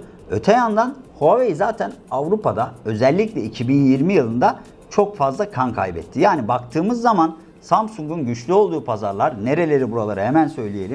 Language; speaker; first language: Turkish; native; Turkish